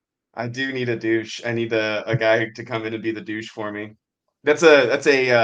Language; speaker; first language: English; native; English